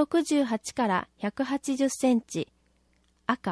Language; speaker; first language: Japanese; native; Japanese